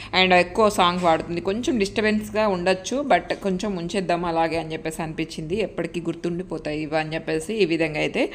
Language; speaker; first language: Telugu; non-native, local second language; Lambadi